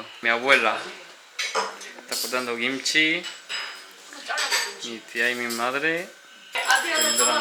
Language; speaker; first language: Spanish; non-native, fluent; Korean